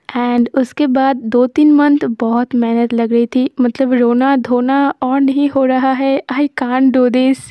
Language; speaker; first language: Hindi; non-native, local second language; Bangla